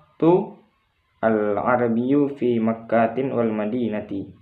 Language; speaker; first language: Arabic; non-native, learner; Indonesian